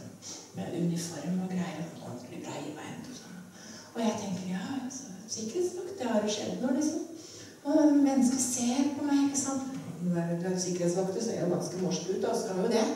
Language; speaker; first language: Norwegian; native; Norwegian